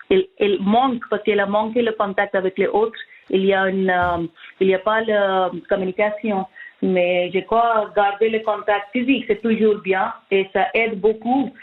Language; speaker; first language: French; non-native, learner; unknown